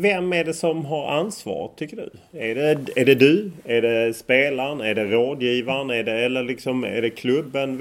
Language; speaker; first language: Swedish; native; Swedish